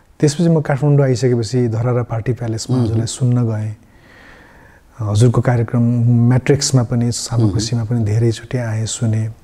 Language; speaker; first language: Nepali; native; Nepali